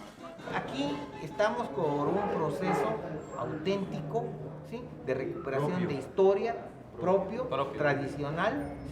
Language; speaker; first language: Spanish; native; Spanish